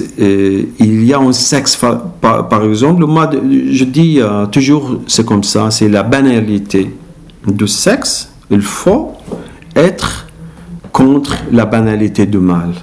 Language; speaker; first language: French; non-native, learner; Arabic